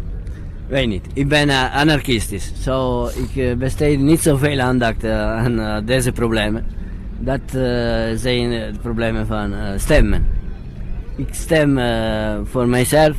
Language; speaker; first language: Dutch; non-native, learner; Italian